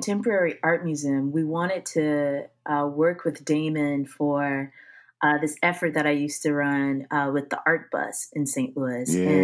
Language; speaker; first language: English; native; English